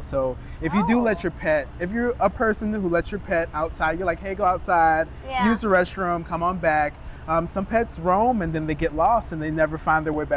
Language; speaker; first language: English; native; English